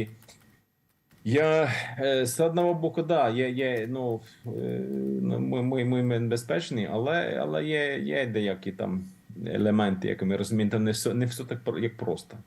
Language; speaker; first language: Ukrainian; non-native, learner; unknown